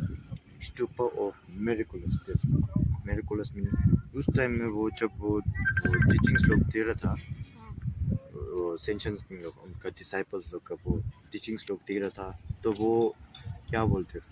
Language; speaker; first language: Hindi; non-native, fluent; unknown